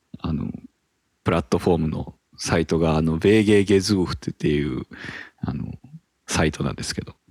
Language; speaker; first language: Japanese; native; Japanese